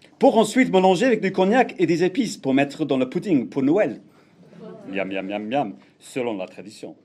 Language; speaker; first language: French; non-native, fluent; English